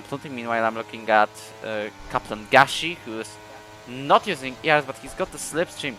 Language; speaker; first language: English; non-native, fluent; Polish